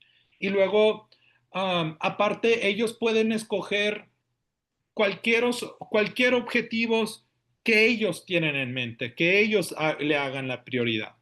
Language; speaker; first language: Spanish; early bilingual, heritage; Spanish